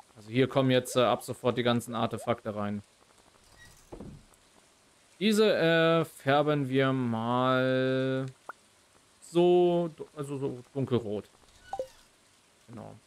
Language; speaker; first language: German; native; German